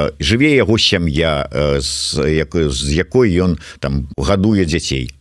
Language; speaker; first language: Belarusian; non-native, local second language; Russian